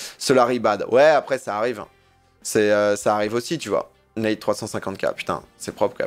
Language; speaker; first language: French; native; French